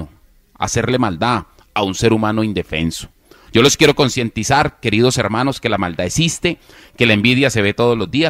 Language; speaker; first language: Spanish; native; Spanish